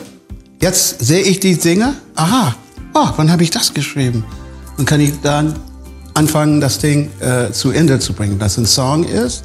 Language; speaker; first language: German; non-native, fluent; English